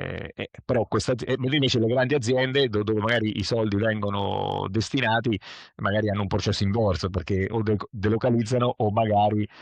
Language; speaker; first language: Italian; native; Italian